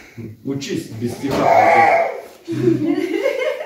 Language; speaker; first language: Russian; native; Russian